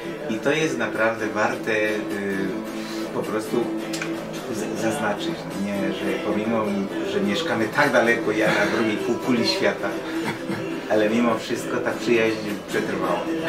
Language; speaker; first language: Polish; non-native, fluent; Spanish